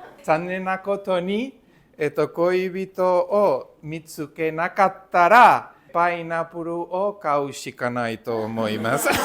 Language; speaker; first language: Japanese; non-native, learner; Spanish